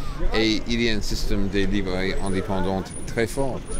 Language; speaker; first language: French; non-native, fluent; English